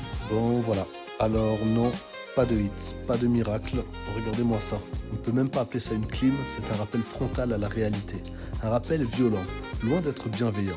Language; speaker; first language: French; native; French